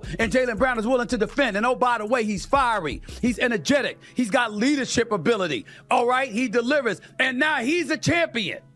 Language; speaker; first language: English; native; English